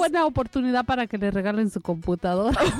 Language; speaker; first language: Spanish; native; Spanish